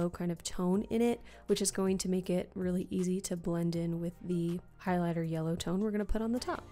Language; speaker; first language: English; native; English